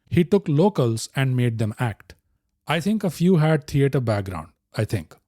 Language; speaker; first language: English; non-native, local second language; Telugu